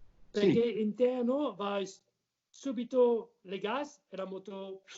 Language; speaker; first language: Italian; non-native, learner; French